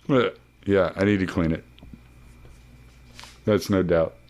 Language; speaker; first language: English; native; English